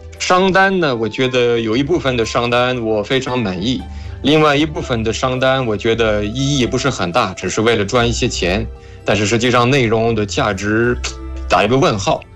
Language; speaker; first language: Chinese; non-native, fluent; French